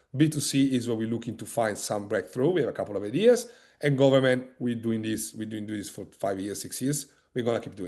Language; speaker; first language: English; non-native, fluent; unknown